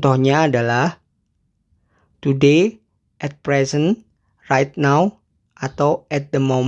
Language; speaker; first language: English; non-native, fluent; Indonesian